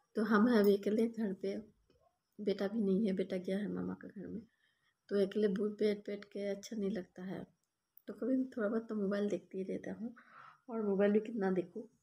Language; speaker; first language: Hindi; non-native, local second language; Bangla